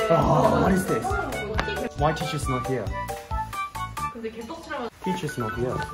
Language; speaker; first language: English; non-native, learner; Korean